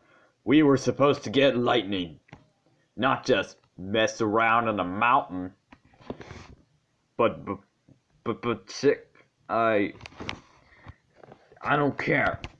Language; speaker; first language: English; native; English